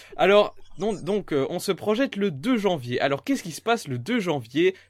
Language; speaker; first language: French; native; French